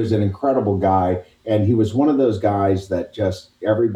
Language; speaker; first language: English; native; English